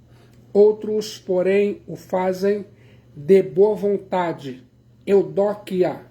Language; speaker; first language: Portuguese; native; Portuguese